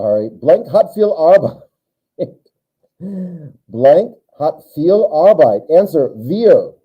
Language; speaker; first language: German; non-native, learner; English